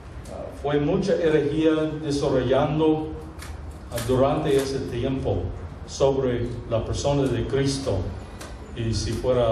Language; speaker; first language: Spanish; non-native, fluent; English